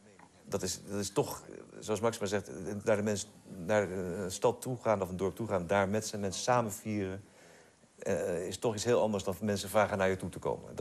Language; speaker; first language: Dutch; native; Dutch